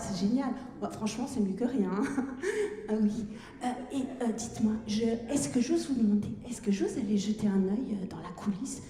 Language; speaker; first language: French; native; French